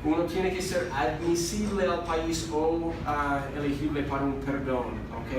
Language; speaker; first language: Spanish; non-native, fluent; English